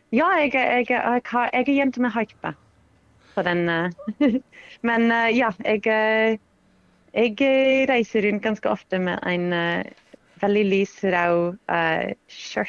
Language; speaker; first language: Norwegian; non-native, fluent; English